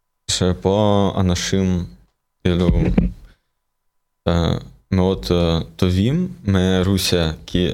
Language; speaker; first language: Hebrew; non-native, learner; Russian